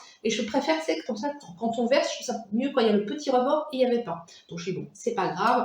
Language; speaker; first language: French; native; French